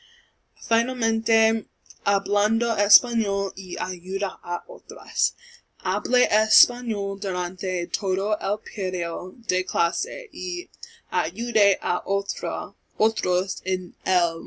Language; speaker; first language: Spanish; non-native, learner; English